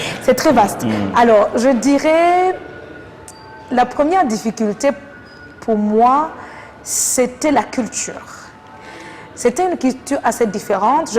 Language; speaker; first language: French; non-native, local second language; Kinyarwanda